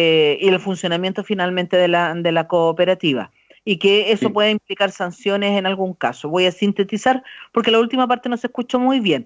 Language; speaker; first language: Spanish; native; Spanish